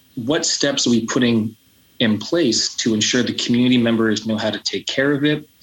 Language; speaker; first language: English; native; English